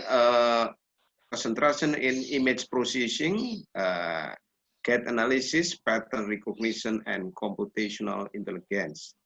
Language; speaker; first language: English; non-native, learner; Indonesian